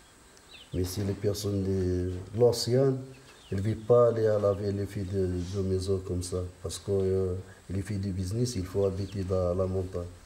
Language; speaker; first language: French; non-native, learner; Riffian